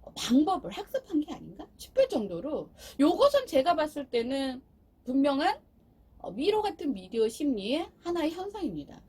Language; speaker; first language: Korean; native; Korean